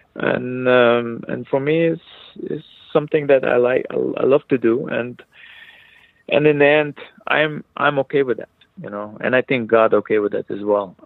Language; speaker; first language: English; non-native, fluent; Hebrew